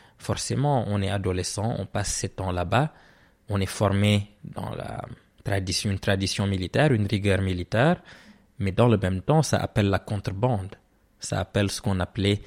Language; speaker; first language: French; non-native, local second language; Serer